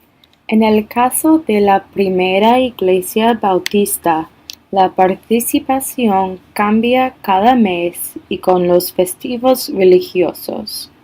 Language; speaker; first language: Spanish; non-native, learner; English